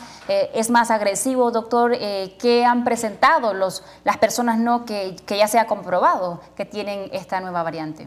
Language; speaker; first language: Spanish; native; Spanish